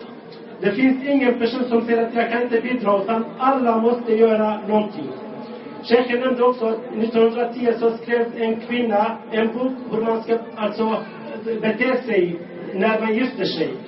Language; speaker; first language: Swedish; non-native, local second language; Arabic